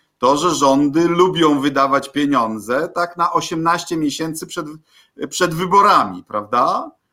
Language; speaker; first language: Polish; native; Polish